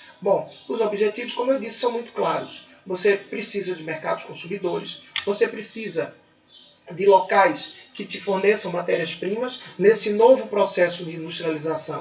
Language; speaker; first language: Portuguese; native; Portuguese